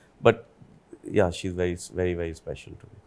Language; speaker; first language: English; non-native, local second language; Hindi